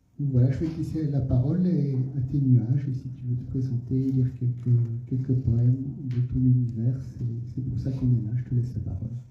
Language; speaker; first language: French; native; French